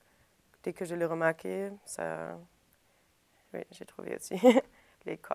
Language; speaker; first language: French; non-native, fluent; German